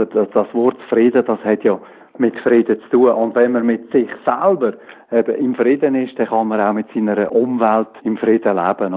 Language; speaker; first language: German; native; German